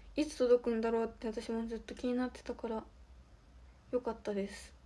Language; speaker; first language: Japanese; native; Japanese